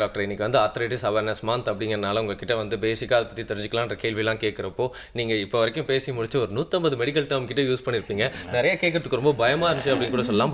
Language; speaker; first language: Tamil; native; Tamil